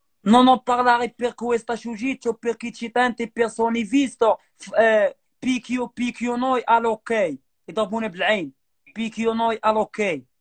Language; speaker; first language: Italian; non-native, learner; Arabic